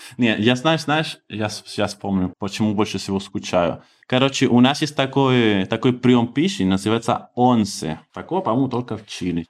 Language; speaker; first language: Russian; non-native, fluent; Spanish